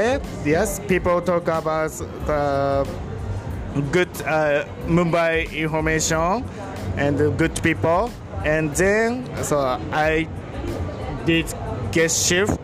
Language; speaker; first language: English; non-native, learner; Japanese